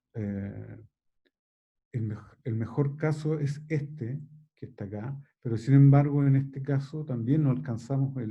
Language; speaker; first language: Spanish; native; Spanish